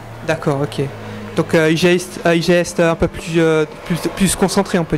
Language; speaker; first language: French; native; French